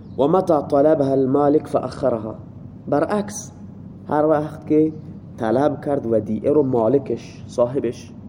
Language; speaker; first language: Persian; non-native, local second language; Baluchi